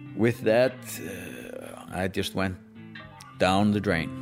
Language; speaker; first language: English; non-native, fluent; Icelandic